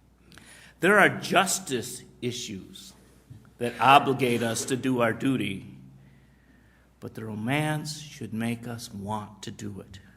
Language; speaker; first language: English; native; English